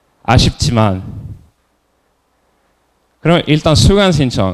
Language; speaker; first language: Korean; non-native, fluent; Norwegian